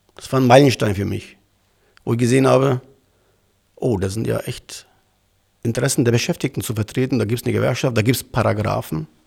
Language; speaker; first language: German; early bilingual, other home language; Turkish